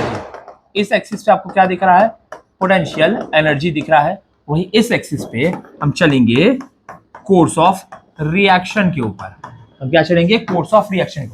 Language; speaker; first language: Hindi; native; Hindi